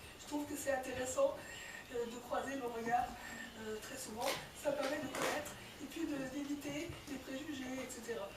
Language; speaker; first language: French; early bilingual, other home language; Kabyle